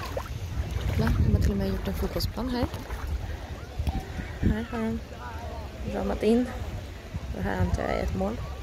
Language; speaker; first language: Swedish; native; Swedish